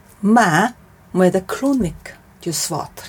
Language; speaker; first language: Swedish; non-native, learner; Chinese